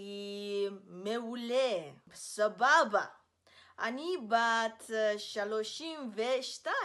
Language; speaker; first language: Hebrew; non-native, learner; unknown